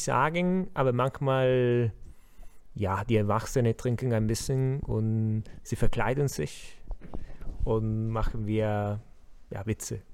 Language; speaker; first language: German; non-native, learner; Spanish